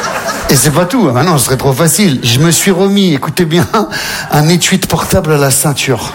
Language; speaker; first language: French; native; French